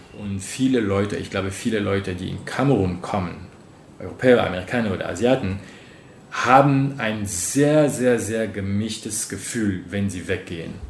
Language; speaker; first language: German; non-native, fluent; French